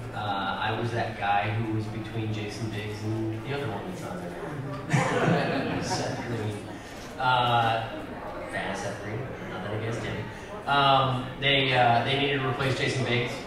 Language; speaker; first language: English; native; English